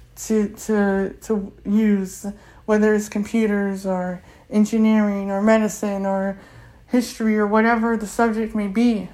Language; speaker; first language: English; native; English